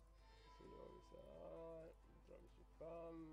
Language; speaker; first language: Swedish; native; Swedish